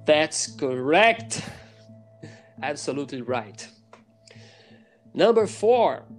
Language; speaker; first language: English; non-native, fluent; Portuguese